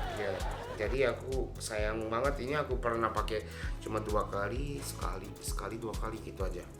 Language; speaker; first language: Indonesian; non-native, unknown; Japanese